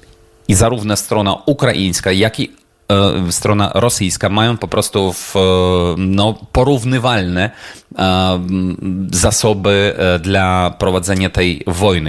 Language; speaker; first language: Polish; non-native, fluent; Ukrainian